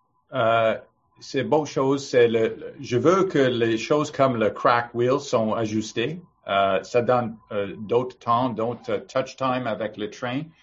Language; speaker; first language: French; non-native, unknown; English